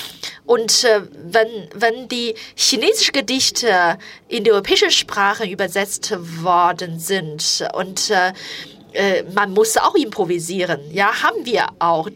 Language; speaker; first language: German; non-native, fluent; Chinese